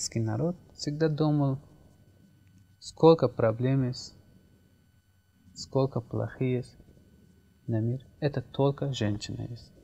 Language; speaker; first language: Russian; non-native, learner; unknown